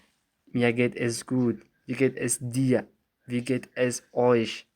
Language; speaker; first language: German; non-native, fluent; Somali